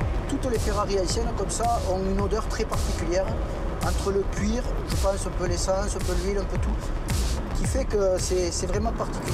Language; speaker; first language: French; native; French